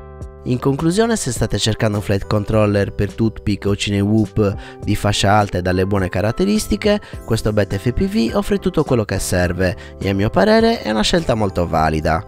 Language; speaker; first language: Italian; native; Italian